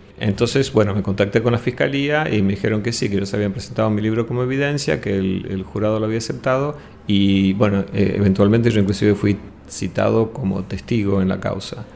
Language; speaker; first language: Spanish; early bilingual, other home language; English